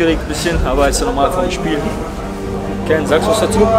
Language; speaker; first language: German; early bilingual, other home language; Albanian